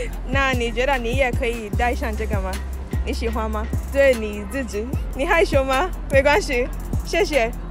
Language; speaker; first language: Chinese; non-native, learner; Yoruba